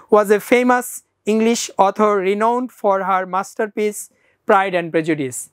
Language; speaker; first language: English; non-native, local second language; Bangla